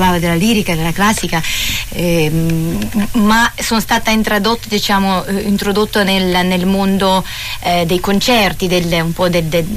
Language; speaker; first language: Italian; non-native, fluent; Russian